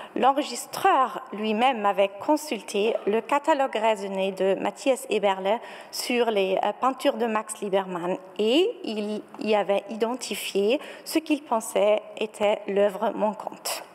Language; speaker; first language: French; non-native, fluent; German